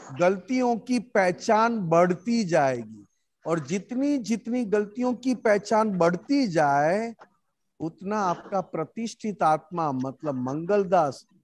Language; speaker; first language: Hindi; non-native, local second language; Gujarati